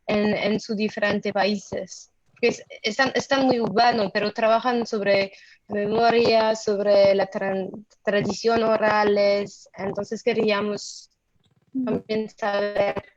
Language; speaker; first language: Spanish; non-native, fluent; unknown